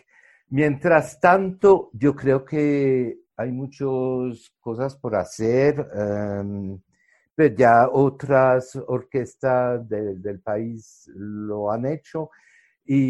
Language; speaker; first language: Spanish; non-native, fluent; French